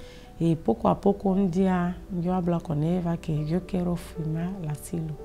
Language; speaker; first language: Spanish; non-native, learner; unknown